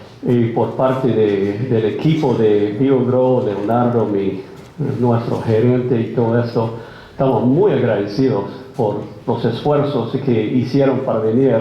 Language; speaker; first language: Spanish; non-native, fluent; English